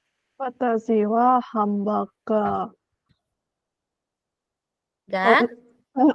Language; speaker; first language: Japanese; non-native, learner; Indonesian